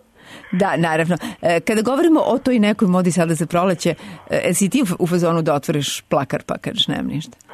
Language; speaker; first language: Serbian; native; Serbian